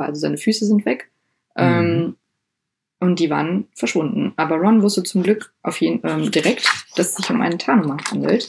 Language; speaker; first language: German; native; German